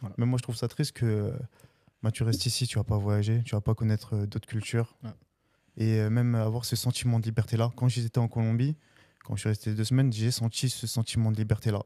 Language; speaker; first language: French; early bilingual, other home language; Spanish